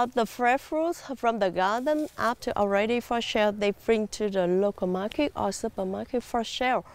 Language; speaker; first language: English; non-native, learner; Vietnamese